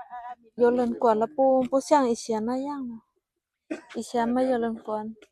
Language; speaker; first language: Chinese; non-native, fluent; Lao